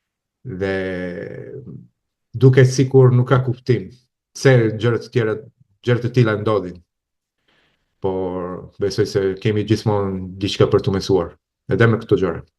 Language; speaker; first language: Albanian; non-native, fluent; Italian